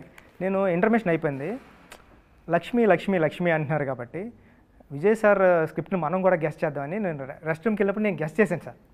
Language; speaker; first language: Telugu; native; Telugu